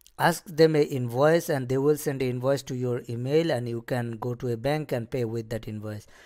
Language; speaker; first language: English; non-native, local second language; Bangla